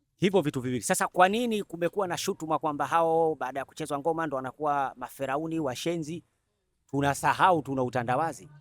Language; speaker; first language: Swahili; native; Swahili